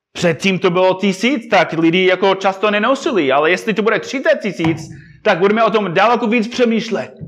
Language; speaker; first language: Czech; non-native, fluent; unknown